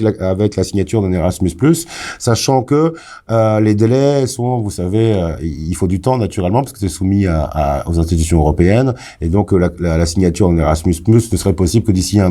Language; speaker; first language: French; native; French